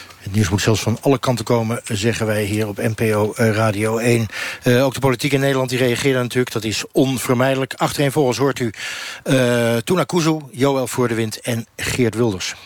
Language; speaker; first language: Dutch; native; Dutch